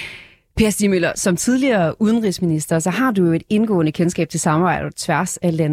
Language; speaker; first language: Danish; native; Danish